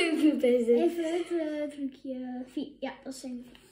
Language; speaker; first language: Dutch; native; Dutch